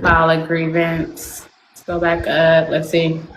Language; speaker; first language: English; native; English